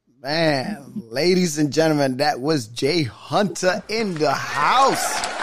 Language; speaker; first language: English; native; English